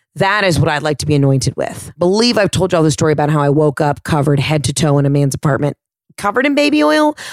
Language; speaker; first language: English; native; English